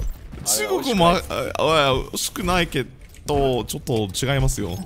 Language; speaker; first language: Japanese; non-native, learner; English